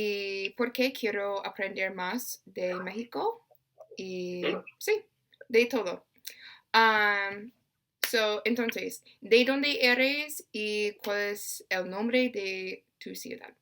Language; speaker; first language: Spanish; non-native, learner; English